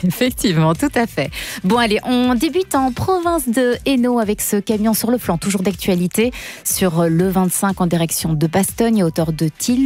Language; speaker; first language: French; native; French